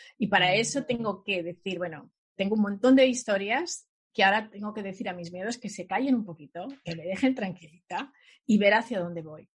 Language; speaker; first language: Spanish; early bilingual, other home language; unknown